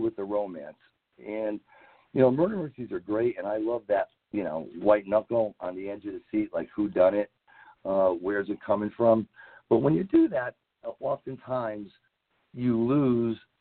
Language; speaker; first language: English; native; English